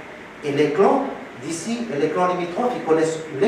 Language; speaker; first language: French; native; French